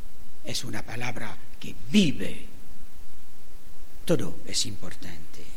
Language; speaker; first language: Spanish; non-native, fluent; French